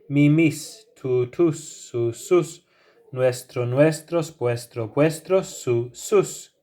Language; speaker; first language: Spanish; non-native, fluent; English